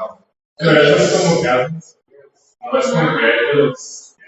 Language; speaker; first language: Spanish; native; Spanish